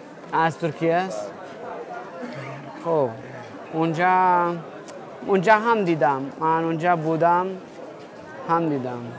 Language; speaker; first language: Persian; non-native, learner; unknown